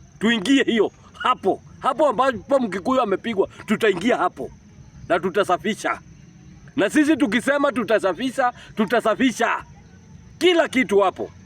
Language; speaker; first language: Swahili; non-native, local second language; Kikuyu